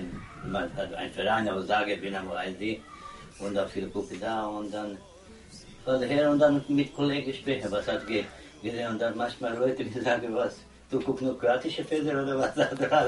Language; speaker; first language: German; non-native, learner; Croatian